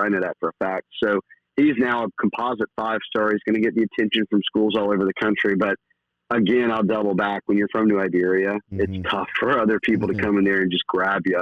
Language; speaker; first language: English; native; English